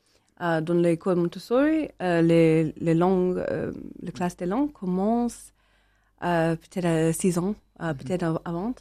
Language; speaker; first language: French; non-native, learner; English